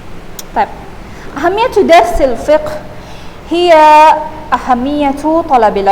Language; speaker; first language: Arabic; non-native, fluent; Indonesian